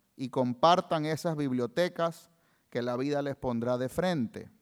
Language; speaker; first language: Spanish; native; Spanish